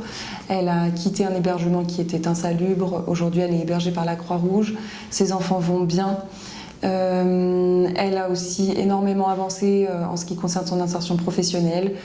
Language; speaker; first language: French; native; French